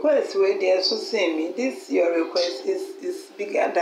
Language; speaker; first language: English; non-native, local second language; Akan